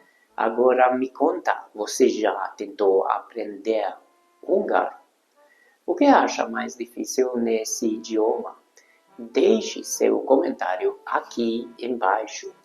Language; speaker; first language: Portuguese; non-native, fluent; Hungarian